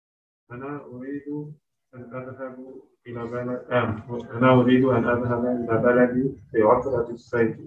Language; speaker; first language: Arabic; non-native, learner; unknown